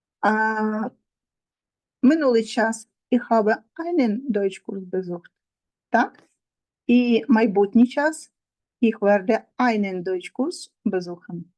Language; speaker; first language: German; non-native, learner; Ukrainian